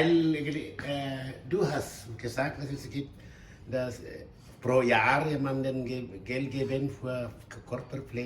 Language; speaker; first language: German; non-native, learner; Indonesian